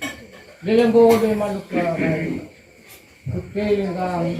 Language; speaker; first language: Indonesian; non-native, local second language; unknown